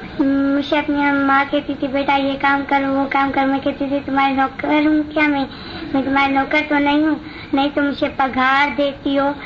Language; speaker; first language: Urdu; non-native, local second language; Punjabi